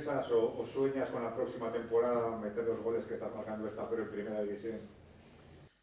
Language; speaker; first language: Spanish; native; Spanish